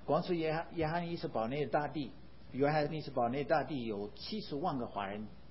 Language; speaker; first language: Chinese; non-native, fluent; English